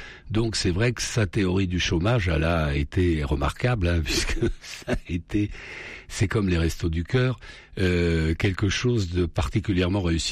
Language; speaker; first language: French; native; French